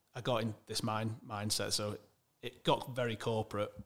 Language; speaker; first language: English; native; English